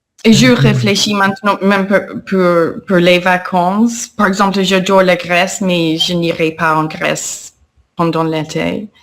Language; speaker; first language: French; non-native, fluent; English